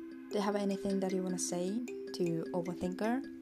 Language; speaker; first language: English; non-native, learner; Japanese